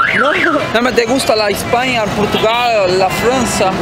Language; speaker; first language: Portuguese; non-native, learner; Spanish